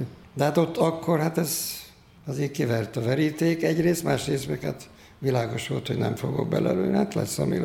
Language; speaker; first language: Hungarian; native; Hungarian